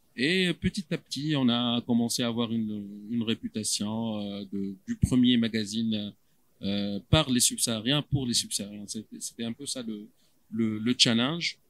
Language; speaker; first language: French; non-native, local second language; Arabic